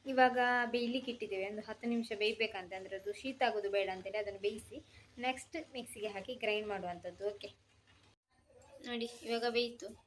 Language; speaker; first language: Kannada; non-native, local second language; Tulu